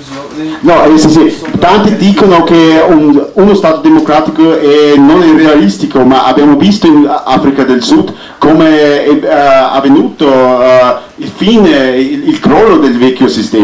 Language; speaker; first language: Italian; non-native, fluent; Arabic